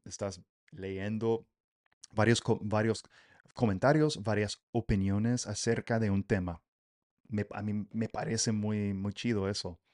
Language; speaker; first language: Spanish; non-native, fluent; English